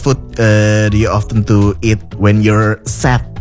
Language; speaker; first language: English; non-native, local second language; Indonesian